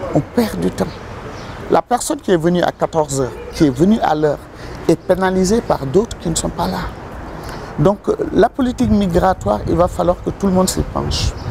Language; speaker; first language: French; non-native, local second language; Wolof